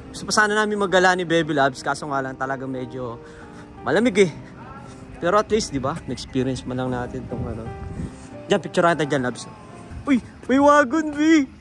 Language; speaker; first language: Filipino; native; Filipino